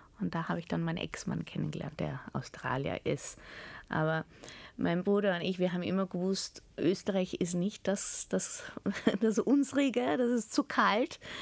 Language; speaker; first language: German; early bilingual, heritage; German